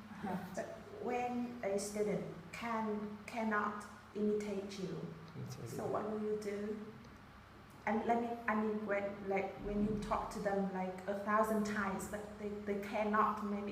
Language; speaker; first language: English; non-native, learner; Vietnamese